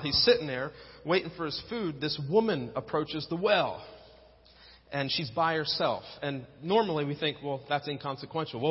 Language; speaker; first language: English; native; English